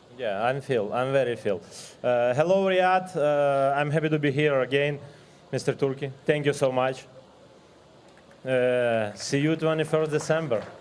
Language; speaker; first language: English; non-native, learner; Ukrainian